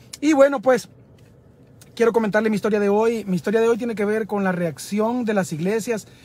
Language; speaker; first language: Spanish; native; Spanish